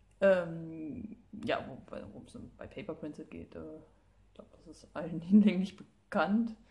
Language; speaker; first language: German; native; German